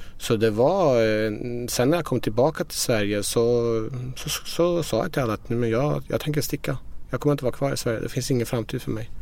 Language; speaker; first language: Swedish; early bilingual, other home language; Persian